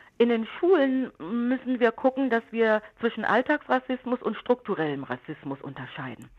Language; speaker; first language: German; native; German